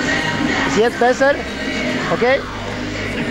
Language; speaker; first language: German; non-native, learner; Swedish